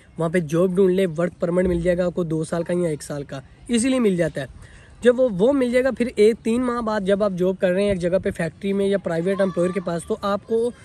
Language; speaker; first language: Urdu; non-native, local second language; Punjabi